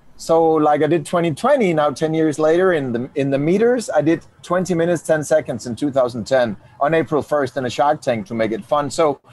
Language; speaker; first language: English; non-native, fluent; Danish